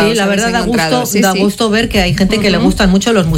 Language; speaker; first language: Spanish; native; Spanish